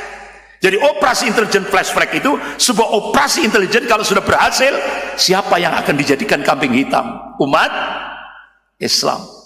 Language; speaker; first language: Indonesian; non-native, local second language; Javanese